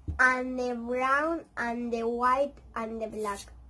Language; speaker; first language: English; non-native, learner; Spanish